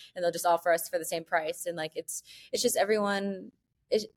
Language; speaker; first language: English; native; English